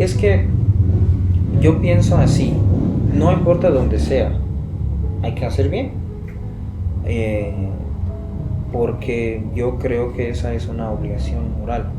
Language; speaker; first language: Spanish; non-native, fluent; Persian